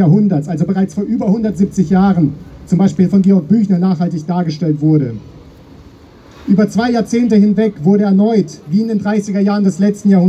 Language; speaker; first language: German; native; German